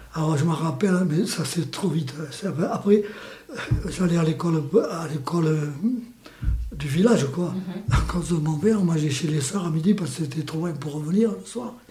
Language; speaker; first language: French; early bilingual, other home language; Spanish